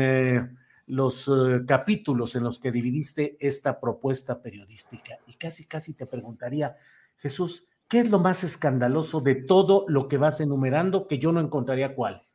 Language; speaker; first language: Spanish; native; Spanish